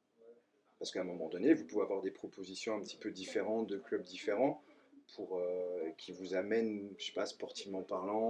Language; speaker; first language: French; native; French